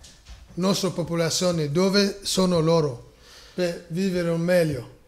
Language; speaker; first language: Italian; non-native, fluent; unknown